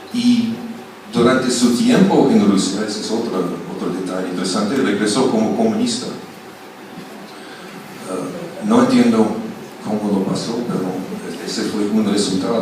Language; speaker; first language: Spanish; non-native, fluent; German